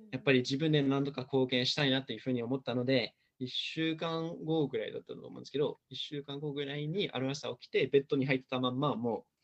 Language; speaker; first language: Japanese; non-native, fluent; English